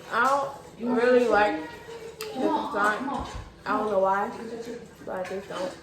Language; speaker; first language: English; native; English